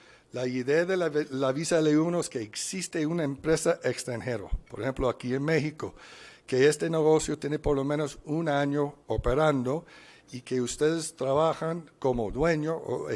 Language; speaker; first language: Spanish; non-native, fluent; English